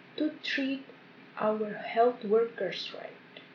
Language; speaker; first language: English; non-native, fluent; Indonesian